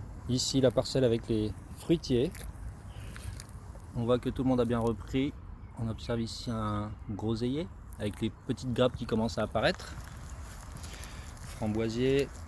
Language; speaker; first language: French; native; French